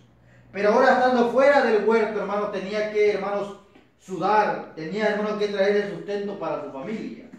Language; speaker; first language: Spanish; native; Spanish